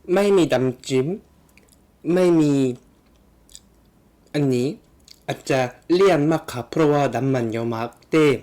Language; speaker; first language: Thai; non-native, fluent; Korean